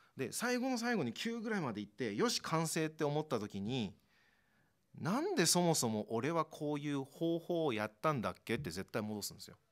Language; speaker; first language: Japanese; native; Japanese